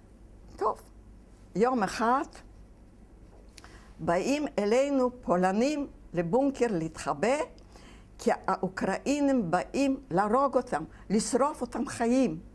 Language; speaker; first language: Hebrew; non-native, fluent; Yiddish